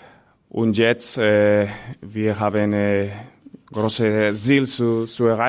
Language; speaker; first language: German; non-native, learner; Spanish